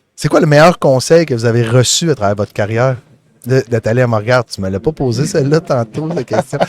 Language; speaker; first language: French; native; French